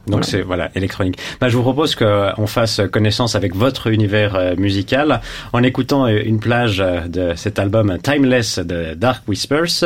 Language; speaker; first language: French; native; French